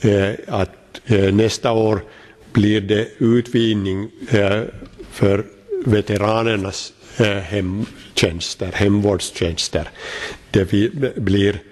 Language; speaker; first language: Swedish; non-native, local second language; Finnish